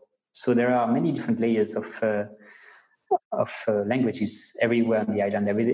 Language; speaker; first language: English; non-native, fluent; French